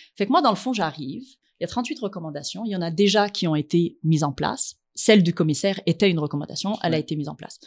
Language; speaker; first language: French; early bilingual, other home language; Arabic